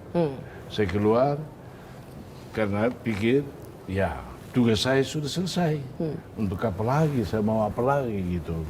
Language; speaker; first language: Indonesian; non-native, fluent; Tetum